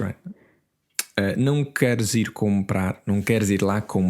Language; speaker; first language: Portuguese; non-native, learner; English